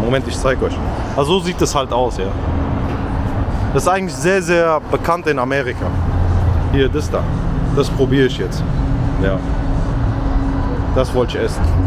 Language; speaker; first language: German; non-native, local second language; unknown